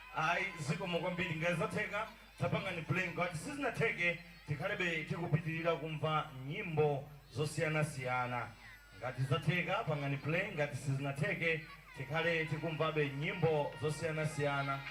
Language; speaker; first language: Nyanja; native; Nyanja